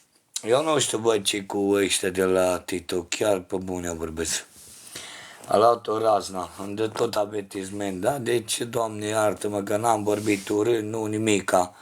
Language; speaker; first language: Romanian; native; Romanian